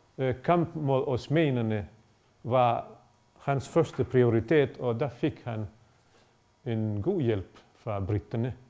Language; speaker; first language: Danish; non-native, fluent; Bosnian